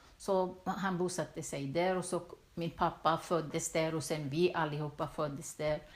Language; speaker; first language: Swedish; non-native, fluent; Turoyo